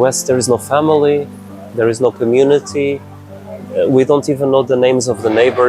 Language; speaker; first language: English; non-native, fluent; Portuguese